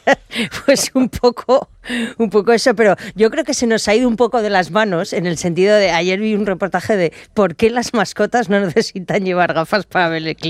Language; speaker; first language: Spanish; native; Spanish